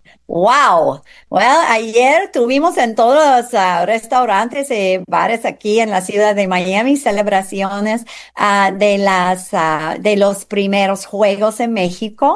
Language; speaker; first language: Spanish; non-native, fluent; English